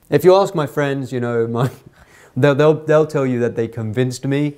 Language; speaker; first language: English; native; English